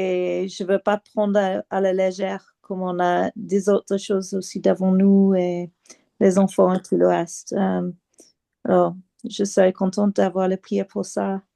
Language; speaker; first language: French; non-native, fluent; English